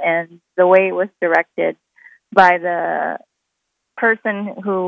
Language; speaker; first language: English; non-native, local second language; Filipino